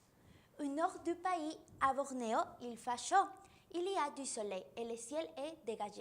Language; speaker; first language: French; non-native, learner; Spanish